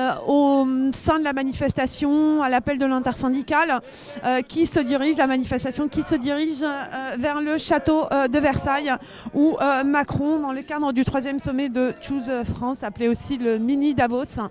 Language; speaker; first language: French; native; French